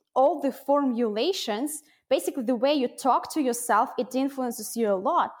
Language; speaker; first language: English; non-native, fluent; Russian